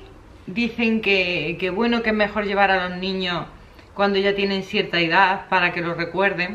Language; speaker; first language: Spanish; native; Spanish